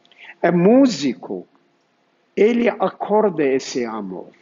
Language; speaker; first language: Portuguese; non-native, fluent; Turkish